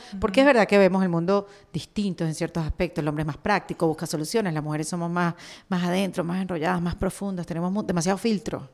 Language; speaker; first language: Spanish; native; Spanish